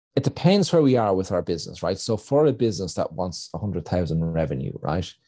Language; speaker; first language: English; native; English